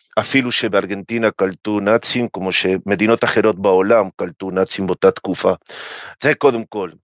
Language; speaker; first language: Hebrew; non-native, fluent; Spanish